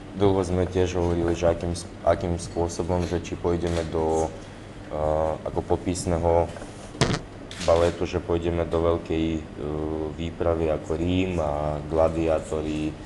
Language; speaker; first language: Slovak; non-native, fluent; Ukrainian